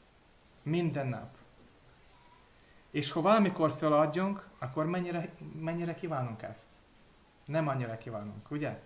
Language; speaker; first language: Hungarian; non-native, learner; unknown